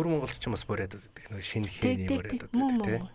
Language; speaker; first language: Mongolian; native; Mongolian